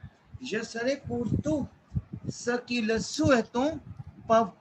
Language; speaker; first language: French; non-native, fluent; Hindi